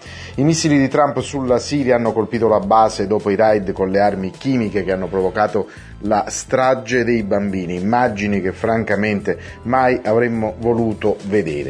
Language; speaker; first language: Italian; native; Italian